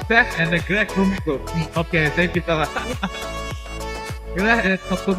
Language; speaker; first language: English; non-native, learner; Indonesian